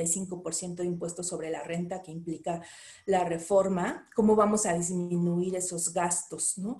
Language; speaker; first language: Spanish; native; Spanish